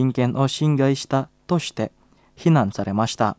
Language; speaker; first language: Japanese; non-native, fluent; Indonesian